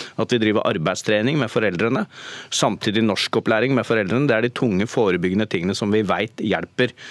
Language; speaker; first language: Norwegian; native; Norwegian